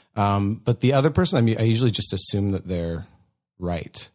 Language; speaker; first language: English; native; English